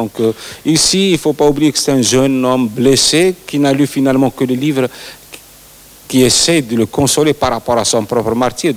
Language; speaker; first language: French; non-native, local second language; Arabic